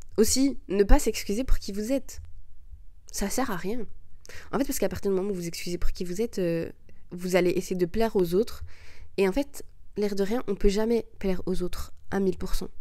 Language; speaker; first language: French; early bilingual, other home language; Arabic